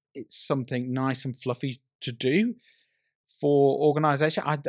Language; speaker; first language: English; native; English